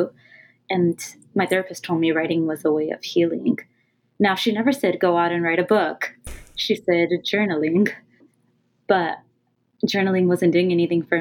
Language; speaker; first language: English; native; English